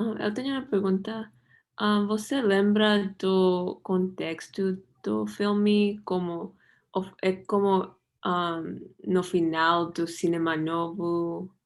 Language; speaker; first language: Portuguese; non-native, learner; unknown